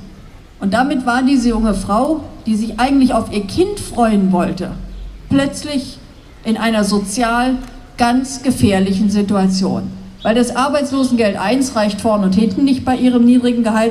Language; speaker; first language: German; native; German